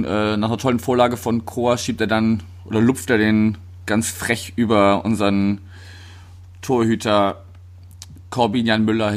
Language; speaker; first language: German; native; German